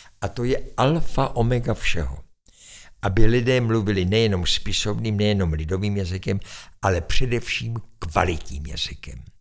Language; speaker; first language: Czech; native; Czech